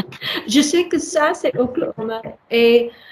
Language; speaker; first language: French; non-native, learner; English